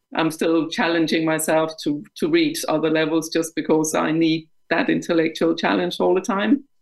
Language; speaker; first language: English; non-native, fluent; Danish